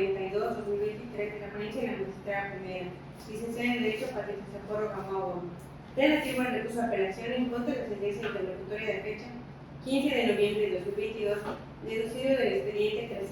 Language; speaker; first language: Spanish; native; Spanish